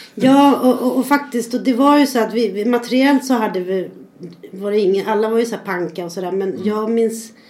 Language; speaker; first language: Swedish; early bilingual, other home language; Spanish